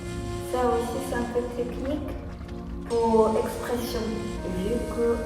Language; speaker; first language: French; non-native, learner; Japanese